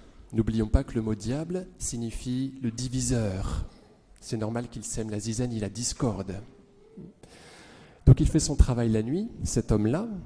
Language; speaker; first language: French; native; French